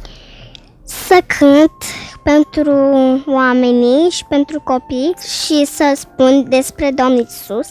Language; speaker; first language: Romanian; early bilingual, heritage; Romanian